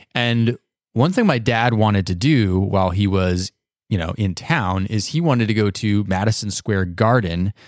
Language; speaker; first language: English; native; English